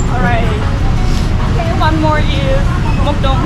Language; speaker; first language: English; non-native, learner; Thai